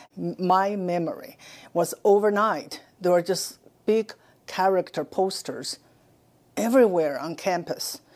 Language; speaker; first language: English; non-native, fluent; Chinese